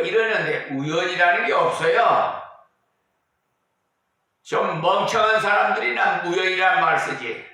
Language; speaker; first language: Korean; native; Korean